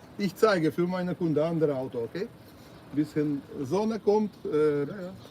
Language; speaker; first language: German; non-native, learner; Ukrainian